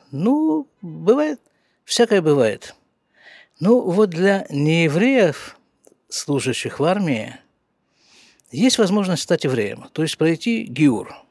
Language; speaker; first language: Russian; native; Russian